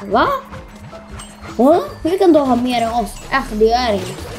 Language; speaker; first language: Swedish; early bilingual, other home language; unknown